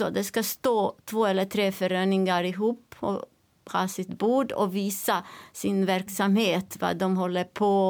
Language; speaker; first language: Swedish; non-native, learner; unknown